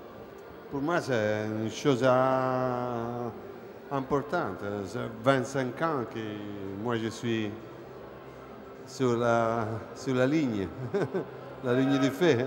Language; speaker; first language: French; non-native, fluent; Italian